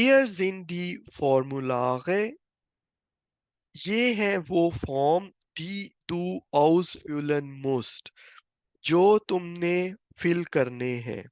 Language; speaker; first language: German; non-native, fluent; Urdu